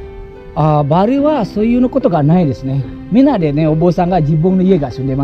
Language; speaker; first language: Japanese; non-native, fluent; Indonesian